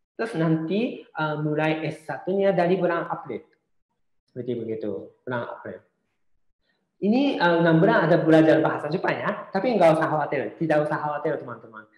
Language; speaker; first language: Indonesian; non-native, fluent; Japanese